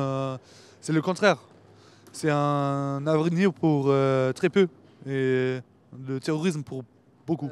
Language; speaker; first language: French; non-native, fluent; Turkish